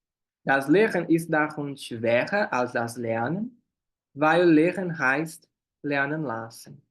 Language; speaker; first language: German; non-native, fluent; Portuguese